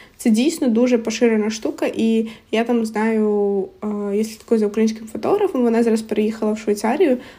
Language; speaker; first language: Ukrainian; non-native, local second language; Russian